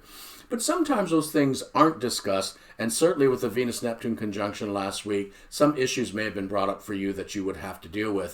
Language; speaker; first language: English; native; English